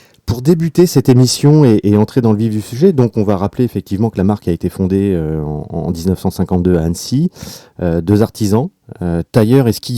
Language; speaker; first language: French; native; French